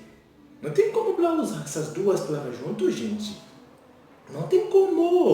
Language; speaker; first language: Portuguese; non-native, learner; Haitian Creole